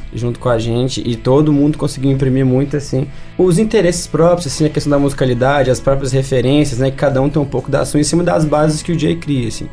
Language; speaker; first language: Portuguese; native; Portuguese